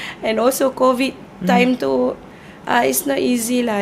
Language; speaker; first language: English; non-native, local second language; Malay